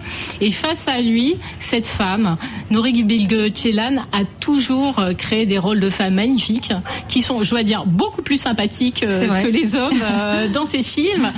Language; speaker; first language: French; native; French